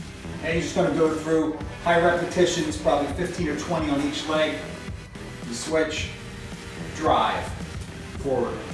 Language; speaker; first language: English; native; English